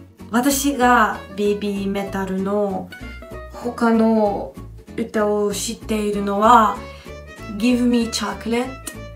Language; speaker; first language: Japanese; non-native, fluent; Hungarian